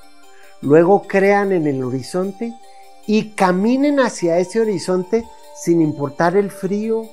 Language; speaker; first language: Spanish; native; Spanish